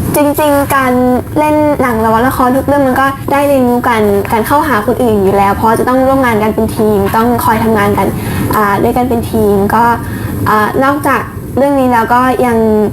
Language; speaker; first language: Thai; early bilingual, other home language; German